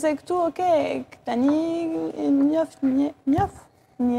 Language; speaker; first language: Albanian; early bilingual, heritage; Albanian